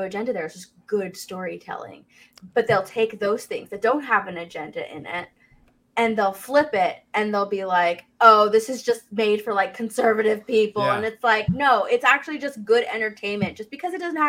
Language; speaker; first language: English; native; English